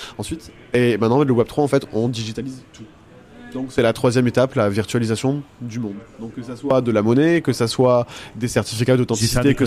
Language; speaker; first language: French; native; French